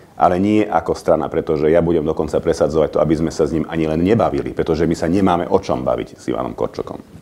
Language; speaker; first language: Slovak; non-native, local second language; Hungarian